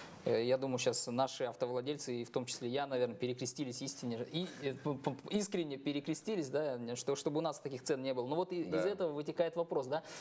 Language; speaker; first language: Russian; native; Russian